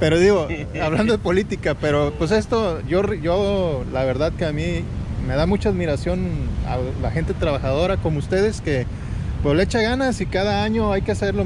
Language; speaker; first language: Spanish; native; Spanish